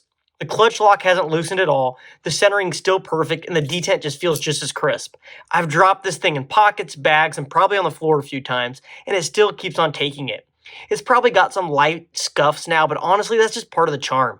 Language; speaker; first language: English; native; English